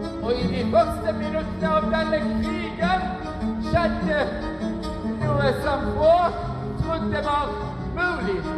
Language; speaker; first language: Norwegian; non-native, fluent; Persian